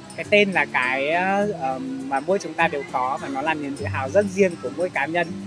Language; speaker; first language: Vietnamese; non-native, local second language; Hmong